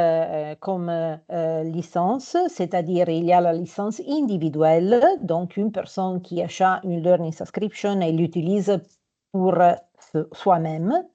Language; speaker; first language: French; non-native, fluent; Italian